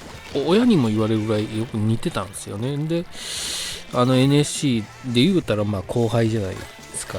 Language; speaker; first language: Japanese; native; Japanese